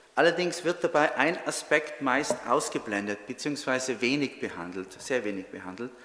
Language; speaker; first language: German; native; German